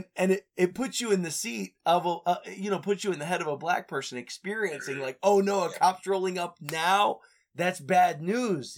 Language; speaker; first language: English; native; English